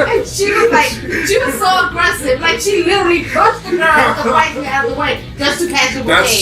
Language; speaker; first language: English; native; English